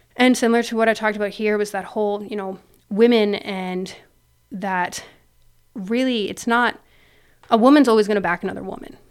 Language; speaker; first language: English; native; English